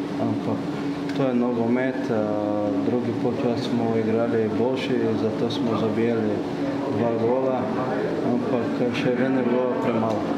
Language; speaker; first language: Slovenian; non-native, fluent; Portuguese